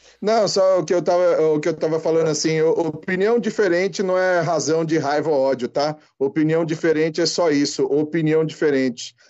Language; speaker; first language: Portuguese; native; Portuguese